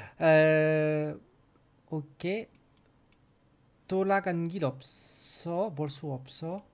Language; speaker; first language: Korean; non-native, learner; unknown